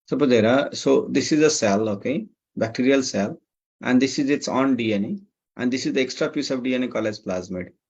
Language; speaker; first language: English; non-native, local second language; Nepali